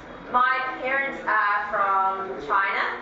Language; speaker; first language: English; early bilingual, other home language; Cantonese